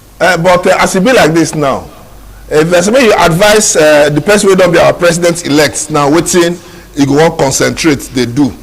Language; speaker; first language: Nigerian Pidgin; non-native, local second language; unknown